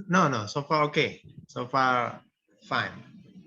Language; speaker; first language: English; non-native, fluent; Indonesian